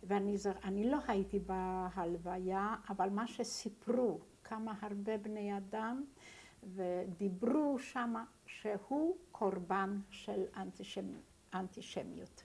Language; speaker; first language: Hebrew; non-native, fluent; Yiddish